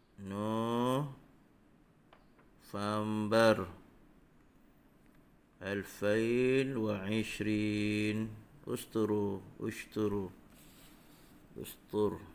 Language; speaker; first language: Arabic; non-native, fluent; Malay